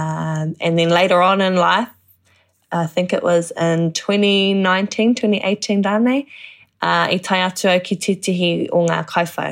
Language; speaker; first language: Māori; non-native, local second language; English